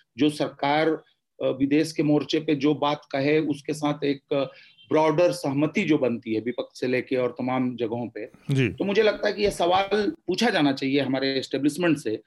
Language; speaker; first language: Hindi; native; Hindi